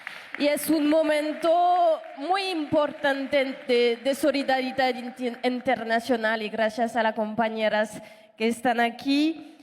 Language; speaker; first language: Spanish; non-native, fluent; French